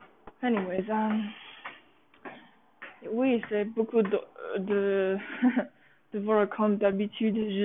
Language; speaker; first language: French; non-native, learner; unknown